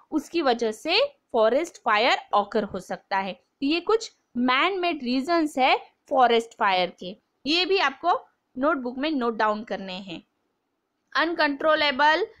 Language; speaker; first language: Hindi; non-native, local second language; Marathi